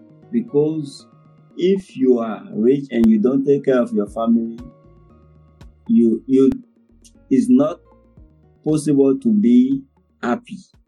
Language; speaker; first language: English; non-native, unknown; French